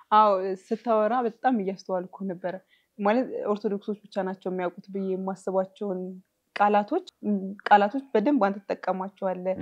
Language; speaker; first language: Amharic; native; Amharic